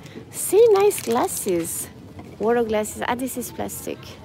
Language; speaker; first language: English; non-native, fluent; French